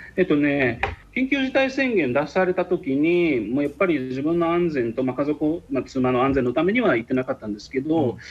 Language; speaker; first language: Japanese; non-native, fluent; Arabic